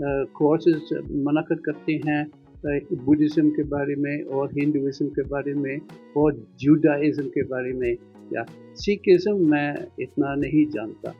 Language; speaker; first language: Hindi; non-native, fluent; Dutch